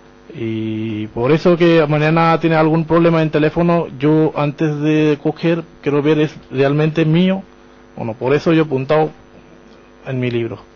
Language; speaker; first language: Spanish; non-native, learner; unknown